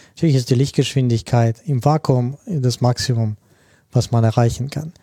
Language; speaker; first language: German; non-native, fluent; Russian